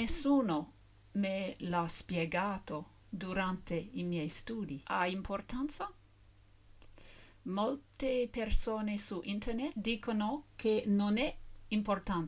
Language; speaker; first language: Italian; non-native, learner; English